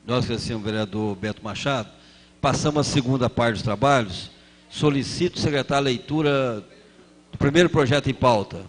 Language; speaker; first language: Portuguese; native; Portuguese